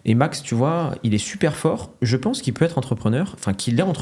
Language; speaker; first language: French; native; French